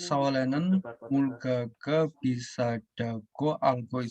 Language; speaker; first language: Korean; non-native, learner; Indonesian